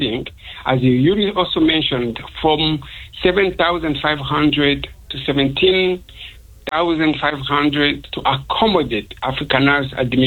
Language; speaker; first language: English; non-native, local second language; Kinyarwanda